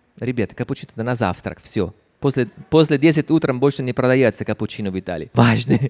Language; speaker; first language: Russian; non-native, fluent; Italian